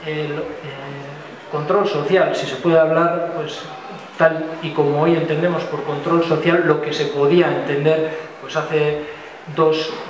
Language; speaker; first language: Spanish; non-native, local second language; Basque